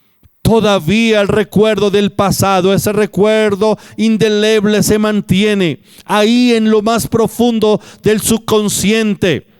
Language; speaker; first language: Spanish; native; Spanish